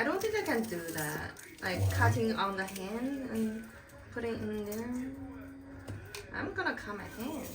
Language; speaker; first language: English; non-native, fluent; Chinese